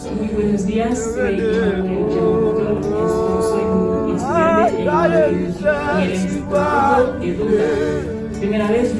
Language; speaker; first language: Spanish; non-native, learner; Haitian Creole